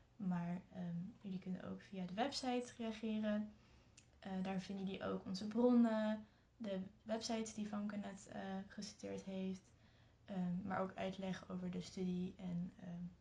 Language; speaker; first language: Dutch; early bilingual, other home language; French